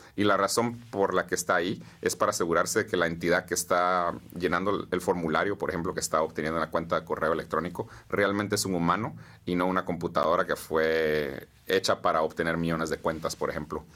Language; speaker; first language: Spanish; native; Spanish